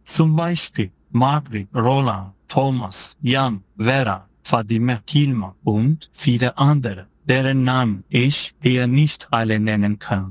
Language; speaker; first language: German; non-native, fluent; Turkish